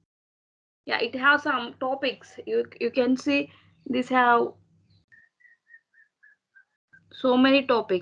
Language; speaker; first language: English; non-native, learner; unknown